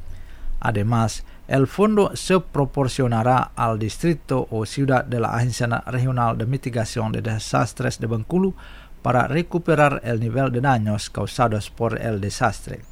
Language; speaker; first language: Spanish; non-native, fluent; Indonesian